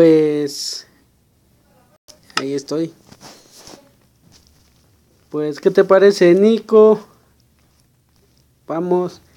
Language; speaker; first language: Spanish; native; Spanish